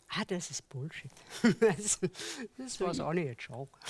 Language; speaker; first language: English; non-native, learner; German